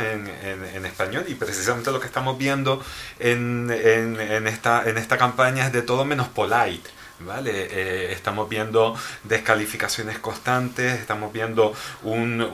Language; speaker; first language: Spanish; native; Spanish